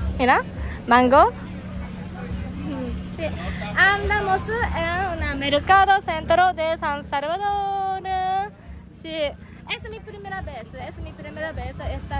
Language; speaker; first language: Spanish; non-native, learner; Japanese